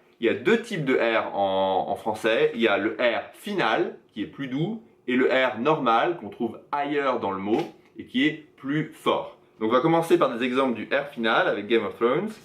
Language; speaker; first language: French; native; French